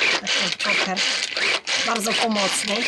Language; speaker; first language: Polish; non-native, fluent; Ukrainian